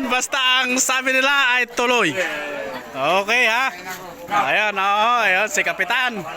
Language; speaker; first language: Filipino; non-native, local second language; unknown